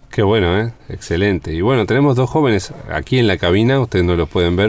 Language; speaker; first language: Spanish; native; Spanish